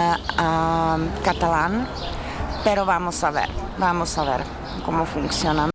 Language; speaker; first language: Spanish; non-native, learner; Czech